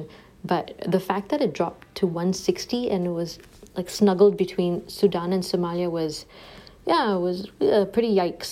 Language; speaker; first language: English; native; English